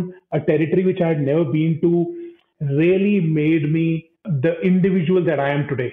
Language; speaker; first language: English; non-native, local second language; Hindi